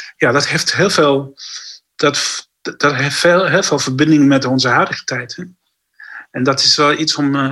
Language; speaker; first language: Dutch; non-native, fluent; English